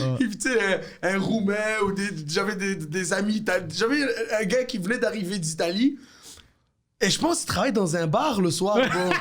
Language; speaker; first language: French; early bilingual, other home language; Arabic